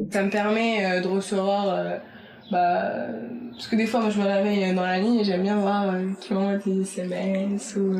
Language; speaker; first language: French; native; French